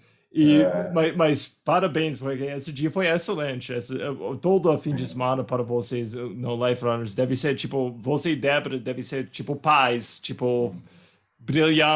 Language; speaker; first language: Portuguese; non-native, fluent; English